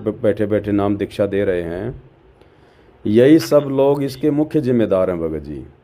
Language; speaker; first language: Hindi; native; Hindi